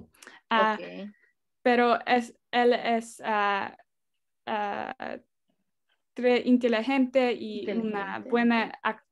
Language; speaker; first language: Spanish; non-native, learner; English